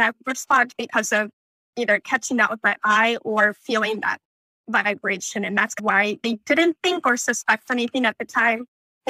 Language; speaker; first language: English; native; English